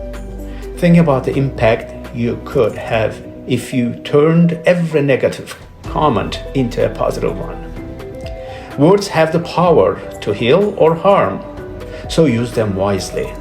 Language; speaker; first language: English; non-native, fluent; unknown